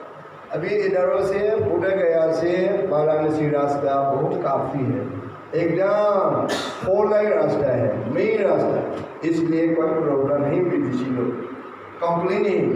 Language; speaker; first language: Hindi; non-native, fluent; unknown